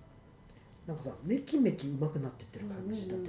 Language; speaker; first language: Japanese; native; Japanese